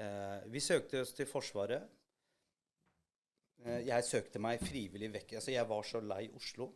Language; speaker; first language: Norwegian; early bilingual, other home language; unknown